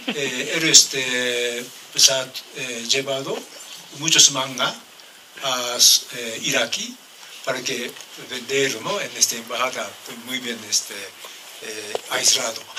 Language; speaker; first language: Spanish; non-native, learner; Japanese